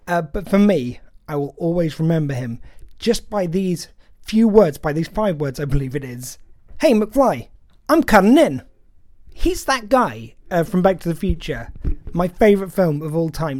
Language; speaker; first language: English; native; English